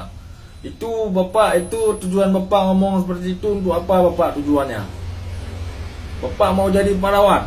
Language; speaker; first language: Indonesian; non-native, local second language; Achinese